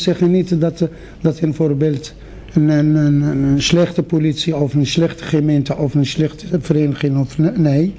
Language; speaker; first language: Dutch; non-native, fluent; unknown